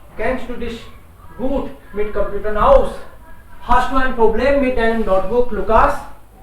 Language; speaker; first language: German; non-native, fluent; Hindi